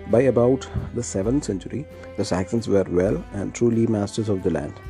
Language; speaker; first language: English; non-native, local second language; Malayalam